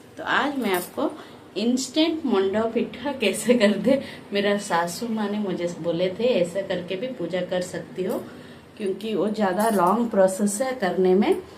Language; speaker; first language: Hindi; non-native, local second language; Telugu